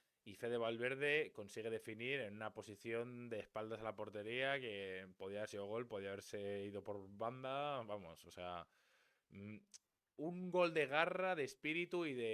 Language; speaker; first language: Spanish; native; Spanish